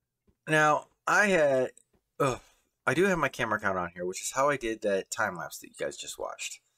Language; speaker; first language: English; native; English